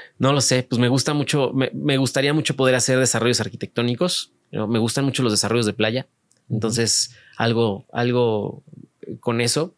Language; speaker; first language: Spanish; native; Spanish